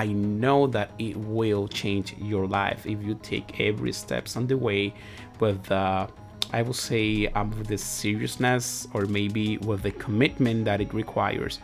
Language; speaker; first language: English; non-native, fluent; Spanish